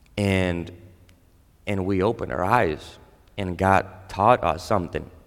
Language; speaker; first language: English; non-native, fluent; Spanish